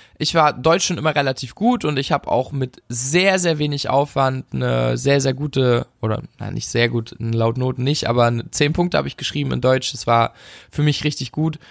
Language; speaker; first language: German; native; German